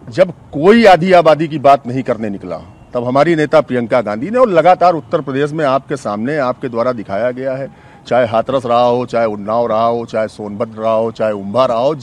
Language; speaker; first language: Hindi; native; Hindi